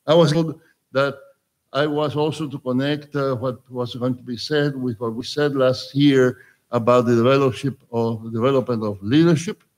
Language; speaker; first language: English; non-native, fluent; Spanish